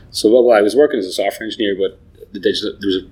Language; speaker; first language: English; native; English